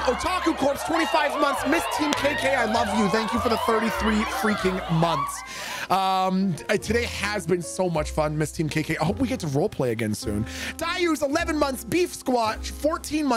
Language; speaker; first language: English; native; English